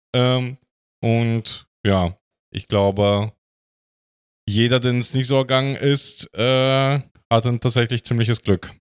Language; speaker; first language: German; early bilingual, other home language; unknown